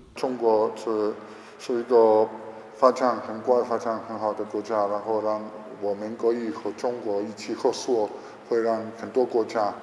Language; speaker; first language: Chinese; non-native, learner; Spanish